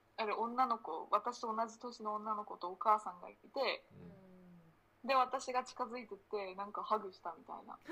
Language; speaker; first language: Japanese; early bilingual, other home language; Spanish